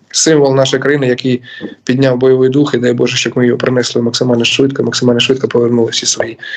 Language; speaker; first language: Ukrainian; native; Ukrainian